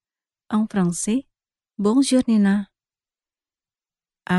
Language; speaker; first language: French; non-native, fluent; Indonesian